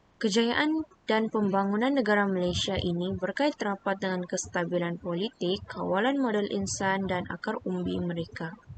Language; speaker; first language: Malay; native; Malay